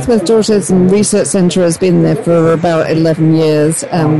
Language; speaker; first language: English; native; English